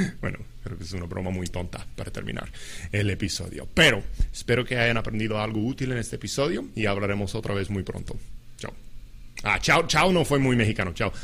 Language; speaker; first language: Spanish; non-native, fluent; English